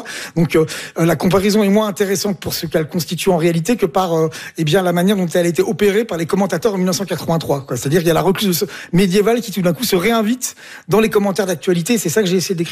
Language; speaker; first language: French; native; French